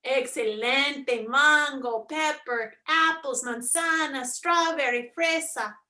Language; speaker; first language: Spanish; non-native, fluent; English